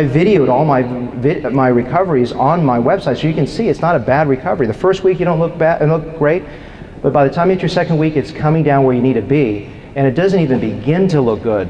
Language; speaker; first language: English; native; English